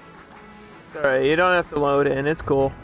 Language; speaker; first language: English; native; English